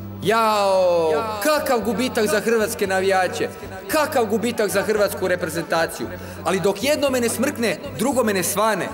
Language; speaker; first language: Serbian; native; Serbian